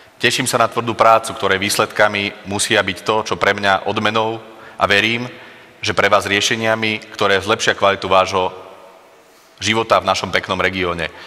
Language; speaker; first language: Slovak; native; Slovak